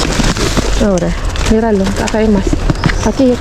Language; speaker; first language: Spanish; non-native, fluent; Filipino